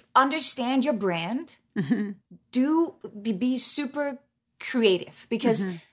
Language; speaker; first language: English; non-native, fluent; German